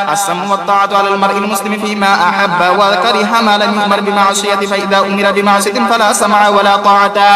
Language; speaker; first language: Arabic; non-native, fluent; Bangla